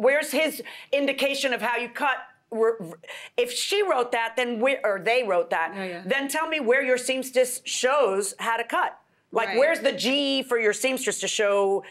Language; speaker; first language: English; early bilingual, other home language; Spanish